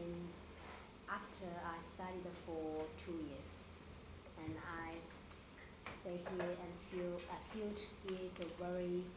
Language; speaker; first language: English; non-native, learner; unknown